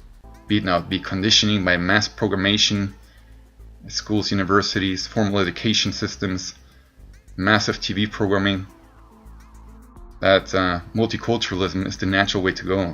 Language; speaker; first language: English; non-native, fluent; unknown